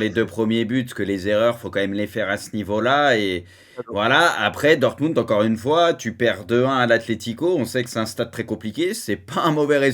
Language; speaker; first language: French; native; French